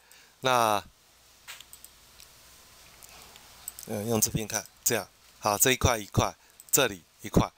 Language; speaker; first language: Chinese; native; Chinese